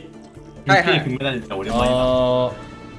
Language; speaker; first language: Korean; native; Korean